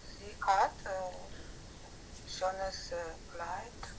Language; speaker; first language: German; non-native, learner; Ukrainian